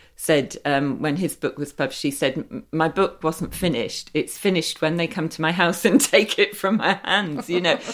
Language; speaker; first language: English; native; English